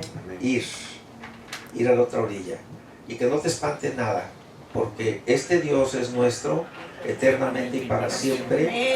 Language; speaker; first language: Spanish; native; Spanish